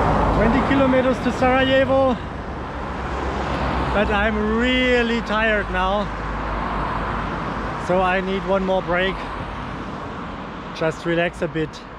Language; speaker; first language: English; non-native, fluent; German